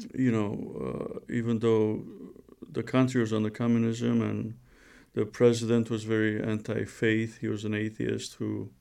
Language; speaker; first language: English; non-native, fluent; Romanian